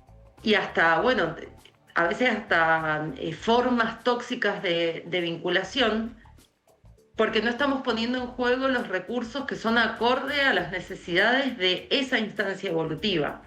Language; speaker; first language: Spanish; native; Spanish